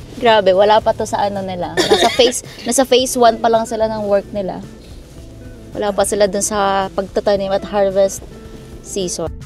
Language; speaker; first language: Filipino; native; Filipino